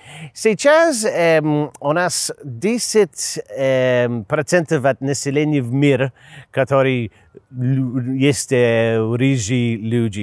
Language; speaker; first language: Russian; non-native, learner; English